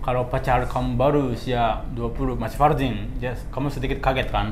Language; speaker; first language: Indonesian; non-native, fluent; Japanese